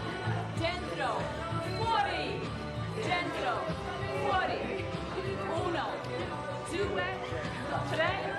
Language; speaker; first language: Italian; non-native, fluent; English